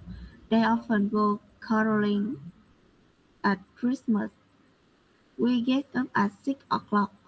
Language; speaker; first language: English; non-native, learner; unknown